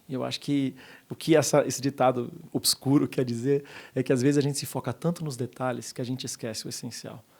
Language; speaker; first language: Portuguese; native; Portuguese